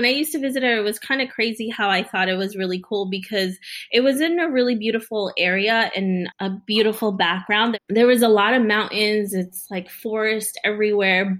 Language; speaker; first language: English; early bilingual, other home language; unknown